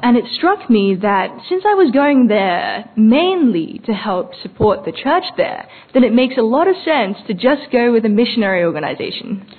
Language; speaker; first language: English; early bilingual, other home language; Chinese